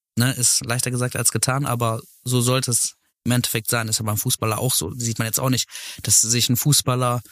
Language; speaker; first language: German; native; German